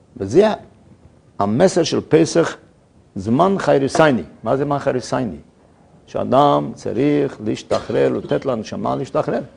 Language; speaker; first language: Hebrew; non-native, fluent; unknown